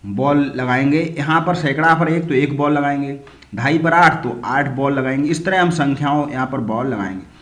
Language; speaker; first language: Hindi; native; Hindi